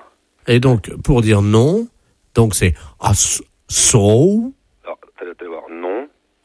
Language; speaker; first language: French; native; French